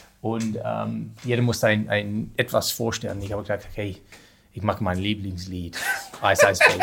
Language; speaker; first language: German; non-native, learner; English